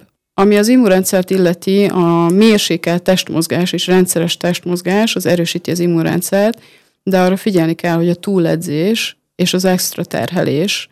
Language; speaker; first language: Hungarian; native; Hungarian